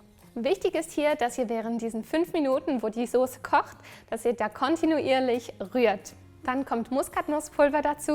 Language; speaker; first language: German; native; German